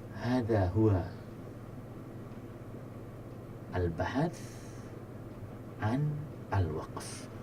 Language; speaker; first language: Arabic; non-native, fluent; Indonesian